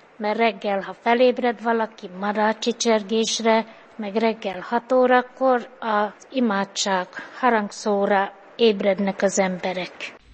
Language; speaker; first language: Hungarian; native; Hungarian